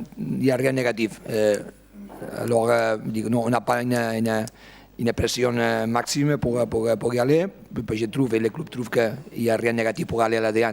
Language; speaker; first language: French; non-native, fluent; Spanish